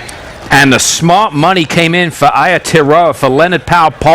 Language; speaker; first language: English; native; English